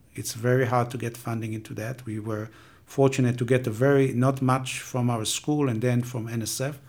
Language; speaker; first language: English; non-native, fluent; Hebrew